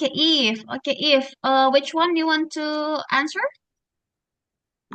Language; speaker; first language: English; non-native, fluent; Indonesian